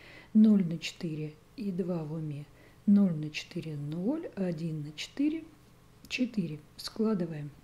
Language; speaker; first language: Russian; native; Russian